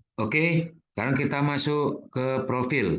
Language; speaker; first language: Indonesian; native; Indonesian